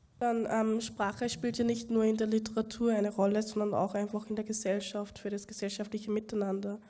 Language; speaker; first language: German; native; German